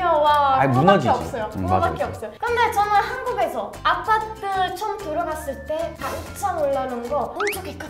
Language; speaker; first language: Korean; non-native, learner; Italian